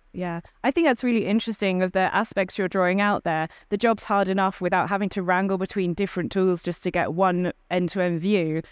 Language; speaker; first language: English; native; English